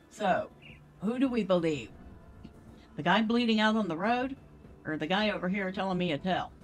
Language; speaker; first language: English; native; English